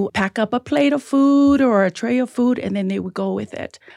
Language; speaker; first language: English; early bilingual, other home language; Tongan